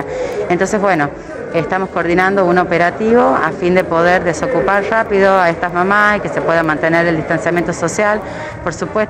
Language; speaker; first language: Spanish; native; Spanish